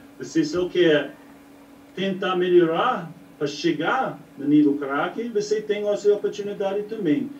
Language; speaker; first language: Portuguese; non-native, learner; English